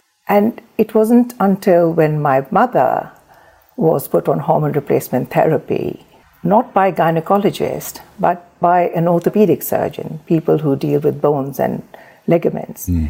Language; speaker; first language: English; non-native, local second language; Urdu